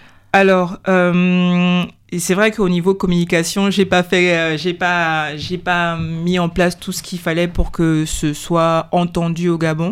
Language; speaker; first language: French; native; French